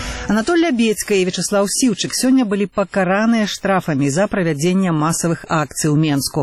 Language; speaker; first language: Belarusian; native; Belarusian